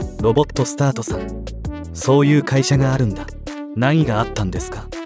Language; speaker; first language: Japanese; native; Japanese